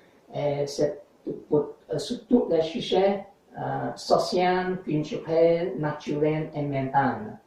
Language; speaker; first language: French; non-native, fluent; English